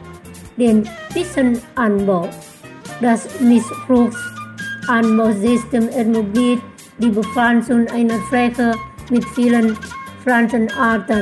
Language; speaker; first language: German; non-native, fluent; Indonesian